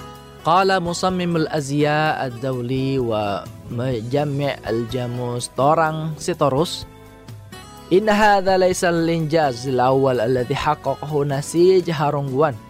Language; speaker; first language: Arabic; non-native, fluent; Indonesian